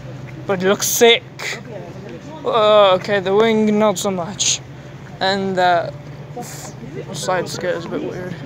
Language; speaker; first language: English; native; English